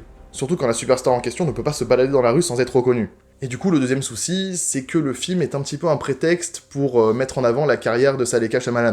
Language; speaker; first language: French; native; French